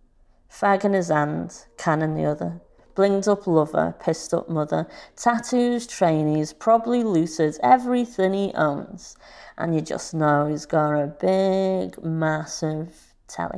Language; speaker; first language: English; native; English